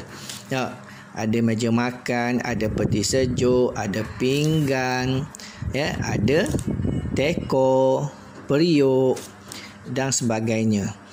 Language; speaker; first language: Malay; native; Malay